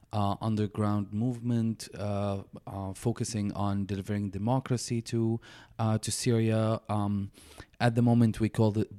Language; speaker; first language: English; non-native, fluent; Arabic